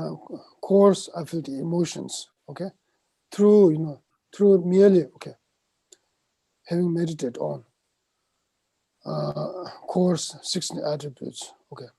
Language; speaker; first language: English; non-native, fluent; Tibetan